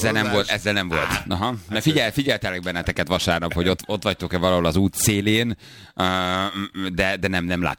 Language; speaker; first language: Hungarian; native; Hungarian